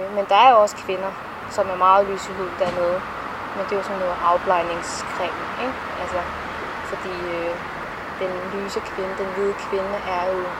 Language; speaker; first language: Danish; early bilingual, other home language; Somali